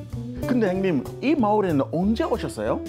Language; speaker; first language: Korean; non-native, fluent; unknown